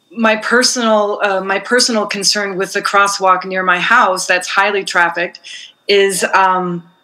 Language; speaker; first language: English; native; English